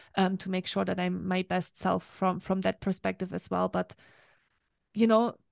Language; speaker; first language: English; non-native, fluent; German